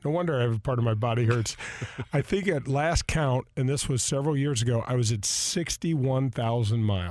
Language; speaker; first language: English; native; English